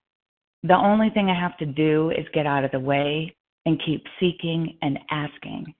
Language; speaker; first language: English; native; English